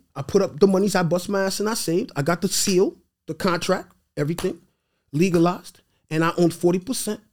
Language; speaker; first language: English; early bilingual, other home language; Haitian Creole